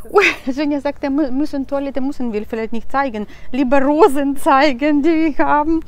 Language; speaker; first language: German; non-native, fluent; Russian